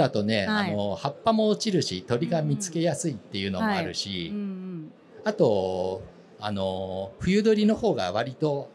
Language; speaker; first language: Japanese; native; Japanese